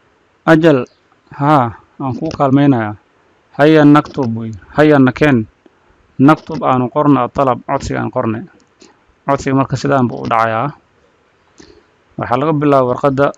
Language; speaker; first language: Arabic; non-native, fluent; Somali